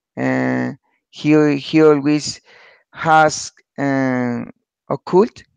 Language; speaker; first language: English; non-native, learner; Spanish